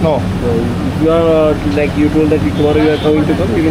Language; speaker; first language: English; non-native, local second language; Hindi